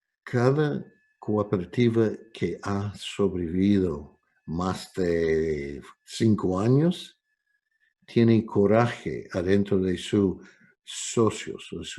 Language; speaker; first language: Spanish; non-native, fluent; English